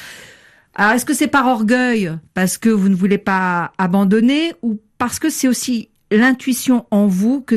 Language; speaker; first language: French; native; French